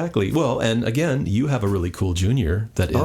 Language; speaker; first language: English; native; English